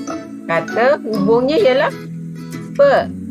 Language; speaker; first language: Malay; native; Malay